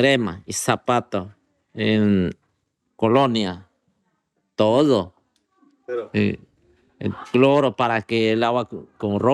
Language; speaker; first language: Spanish; non-native, local second language; Yanomámi